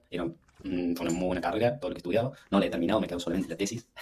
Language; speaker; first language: Spanish; native; Spanish